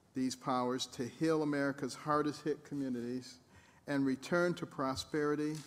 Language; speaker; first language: English; native; English